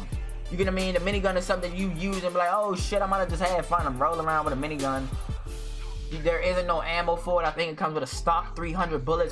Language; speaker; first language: English; native; English